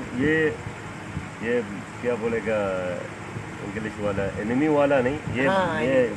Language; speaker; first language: Hindi; non-native, learner; Arabic